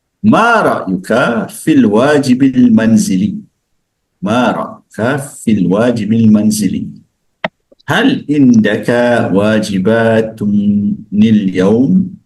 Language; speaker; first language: Arabic; non-native, fluent; Malay